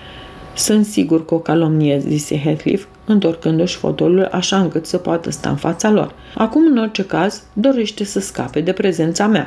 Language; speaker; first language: Romanian; native; Romanian